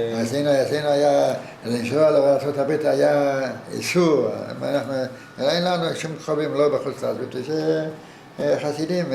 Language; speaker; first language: Hebrew; non-native, fluent; Yiddish